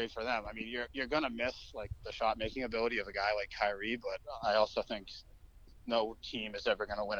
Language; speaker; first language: English; native; English